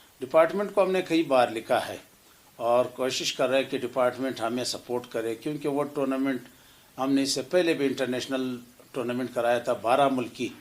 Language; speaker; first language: Urdu; non-native, local second language; Pashto